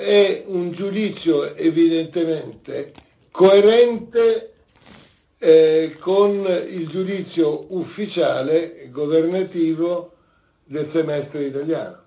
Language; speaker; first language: Italian; native; Italian